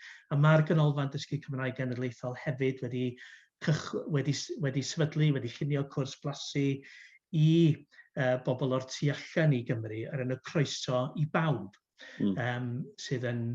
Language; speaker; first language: Welsh; native; Welsh